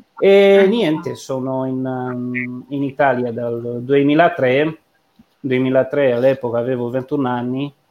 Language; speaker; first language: Italian; non-native, fluent; Romanian